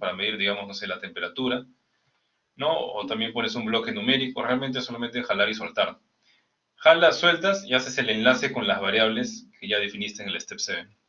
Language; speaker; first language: Spanish; native; Spanish